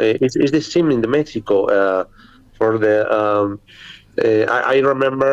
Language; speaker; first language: English; non-native, learner; Spanish